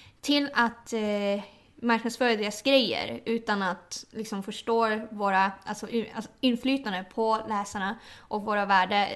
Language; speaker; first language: Swedish; early bilingual, other home language; Thai